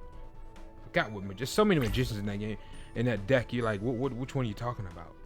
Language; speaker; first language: English; native; English